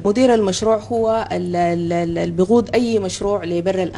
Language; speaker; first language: Arabic; native; Arabic